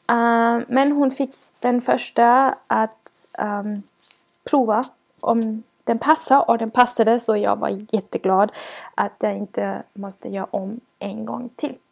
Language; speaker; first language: Swedish; non-native, fluent; German